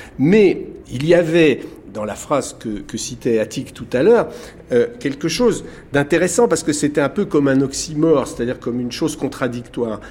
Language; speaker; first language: French; native; French